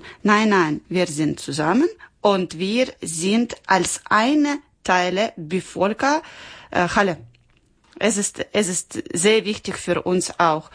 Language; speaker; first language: German; non-native, learner; Ukrainian